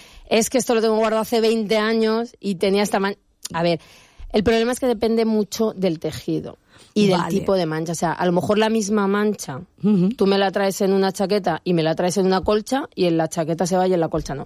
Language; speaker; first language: Spanish; native; Spanish